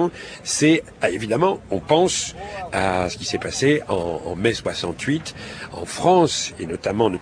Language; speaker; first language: French; native; French